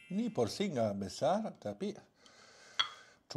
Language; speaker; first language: Indonesian; non-native, learner; French